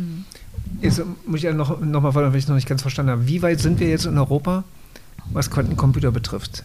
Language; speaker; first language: German; native; German